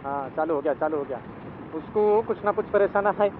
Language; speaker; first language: Hindi; non-native, local second language; Marathi